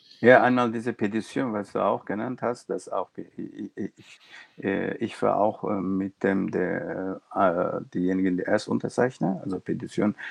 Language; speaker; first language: German; non-native, local second language; Turkish